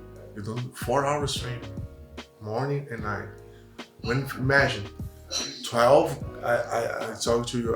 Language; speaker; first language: English; non-native, learner; Portuguese